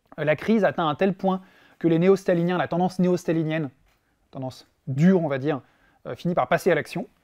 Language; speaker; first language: French; native; French